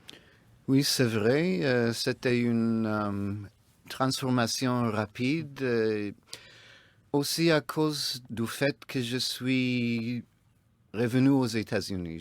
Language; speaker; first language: French; non-native, fluent; English